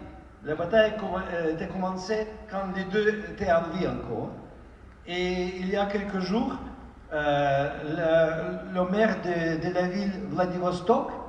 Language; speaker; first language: French; non-native, fluent; Ukrainian